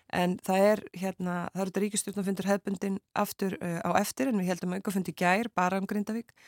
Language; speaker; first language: Icelandic; native; Icelandic